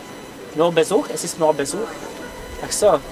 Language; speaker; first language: German; non-native, fluent; Czech